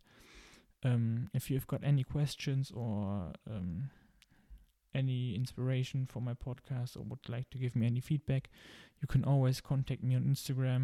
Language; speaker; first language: English; non-native, fluent; German